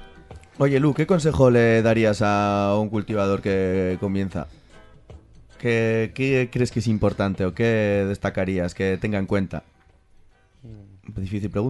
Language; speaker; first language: Spanish; native; Spanish